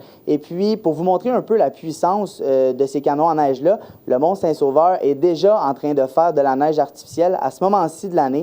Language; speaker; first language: French; native; French